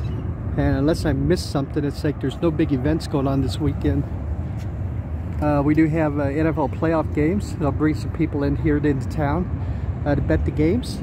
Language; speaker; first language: English; native; English